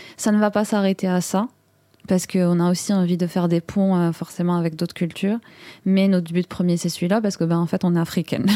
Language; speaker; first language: French; non-native, local second language; Arabic